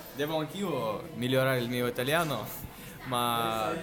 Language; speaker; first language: Italian; non-native, fluent; Russian